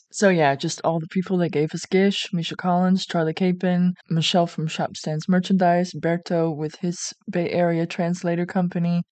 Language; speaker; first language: English; non-native, fluent; Dutch